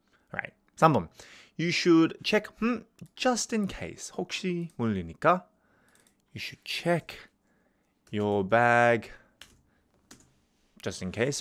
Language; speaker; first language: English; native; English